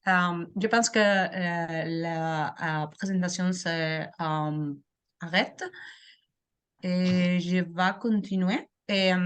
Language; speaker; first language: French; non-native, learner; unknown